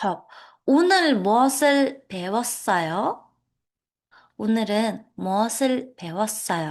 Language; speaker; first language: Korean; non-native, fluent; Uzbek